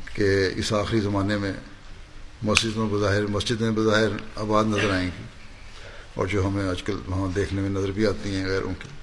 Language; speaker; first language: Urdu; native; Urdu